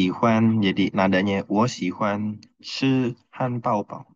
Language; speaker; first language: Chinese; non-native, fluent; Indonesian